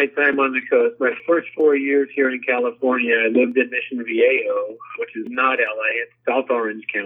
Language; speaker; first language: English; native; English